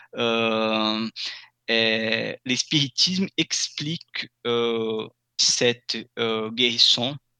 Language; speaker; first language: French; non-native, fluent; Portuguese